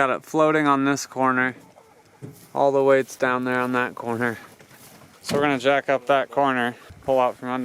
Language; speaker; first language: English; native; English